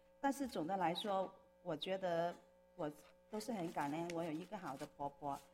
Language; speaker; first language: Chinese; non-native, local second language; Cantonese